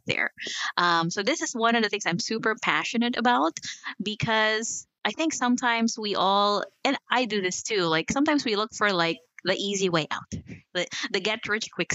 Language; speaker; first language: English; non-native, local second language; Filipino